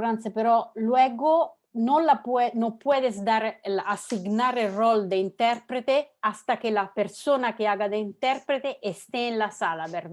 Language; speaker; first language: Spanish; non-native, fluent; Italian